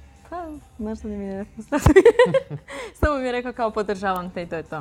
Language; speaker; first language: Croatian; non-native, learner; Chinese